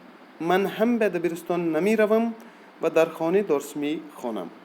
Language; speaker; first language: Persian; non-native, fluent; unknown